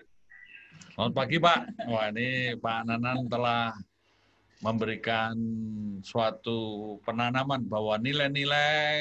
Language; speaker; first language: Indonesian; native; Indonesian